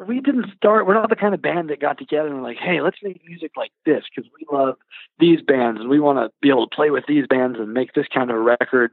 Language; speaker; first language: English; native; English